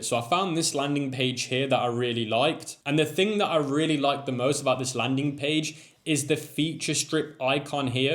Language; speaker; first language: English; native; English